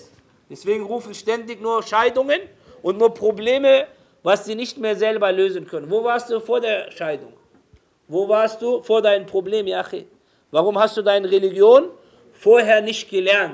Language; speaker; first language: German; non-native, fluent; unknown